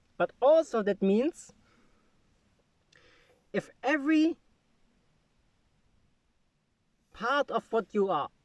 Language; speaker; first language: English; non-native, fluent; German